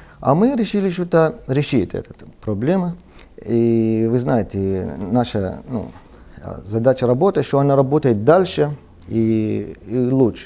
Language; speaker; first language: Russian; non-native, learner; Arabic